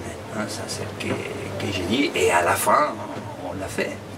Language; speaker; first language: French; non-native, fluent; Spanish